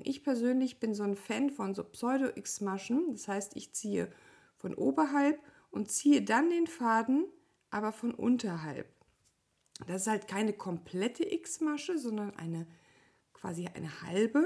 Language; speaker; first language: German; native; German